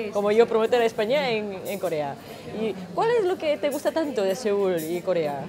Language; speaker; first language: Spanish; non-native, fluent; Korean